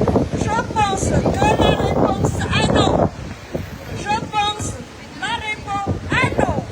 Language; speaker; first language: French; non-native, fluent; Khmer